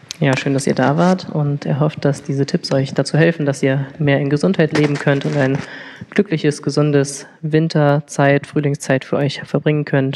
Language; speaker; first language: German; native; German